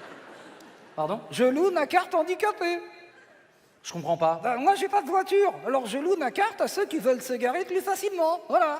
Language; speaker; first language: French; native; French